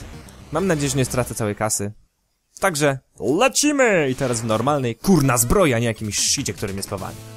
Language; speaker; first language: Polish; native; Polish